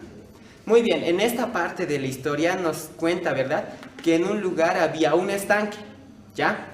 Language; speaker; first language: Spanish; native; Spanish